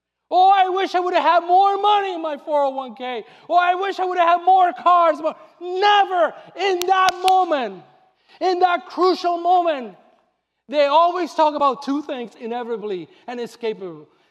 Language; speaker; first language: English; non-native, local second language; Spanish